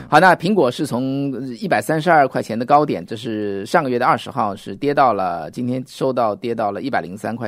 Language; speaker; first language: Chinese; native; Chinese